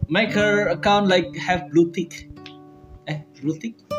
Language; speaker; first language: English; non-native, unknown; Indonesian